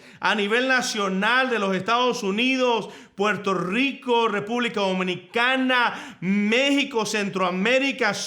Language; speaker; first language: Spanish; native; Spanish